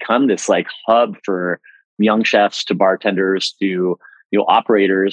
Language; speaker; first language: English; native; English